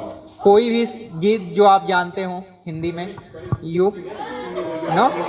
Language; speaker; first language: Hindi; native; Hindi